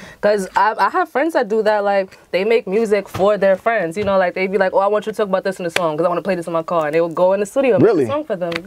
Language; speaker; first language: English; native; English